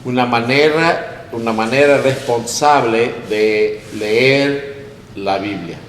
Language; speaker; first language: Spanish; non-native, learner; English